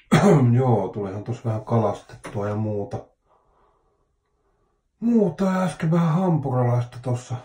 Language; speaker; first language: Finnish; native; Finnish